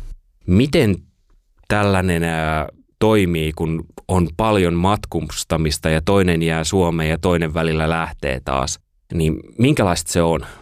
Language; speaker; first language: Finnish; native; Finnish